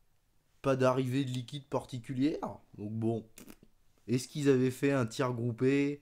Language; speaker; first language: French; native; French